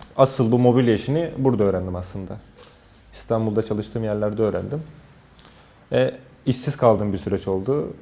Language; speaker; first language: Turkish; native; Turkish